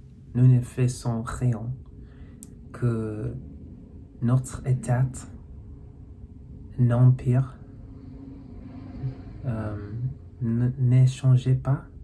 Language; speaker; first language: French; non-native, learner; English